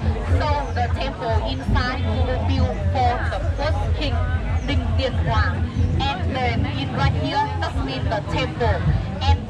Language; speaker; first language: English; non-native, learner; Vietnamese